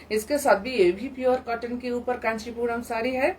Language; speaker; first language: Hindi; non-native, local second language; Bangla